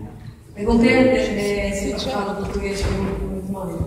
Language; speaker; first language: Portuguese; non-native, learner; Italian